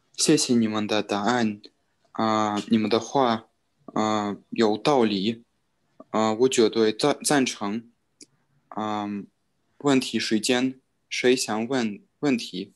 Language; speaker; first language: Chinese; non-native, learner; Russian